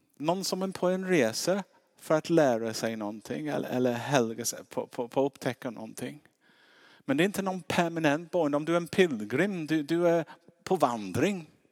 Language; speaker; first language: Swedish; non-native, fluent; English